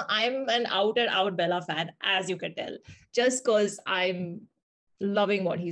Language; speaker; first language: English; non-native, local second language; Hindi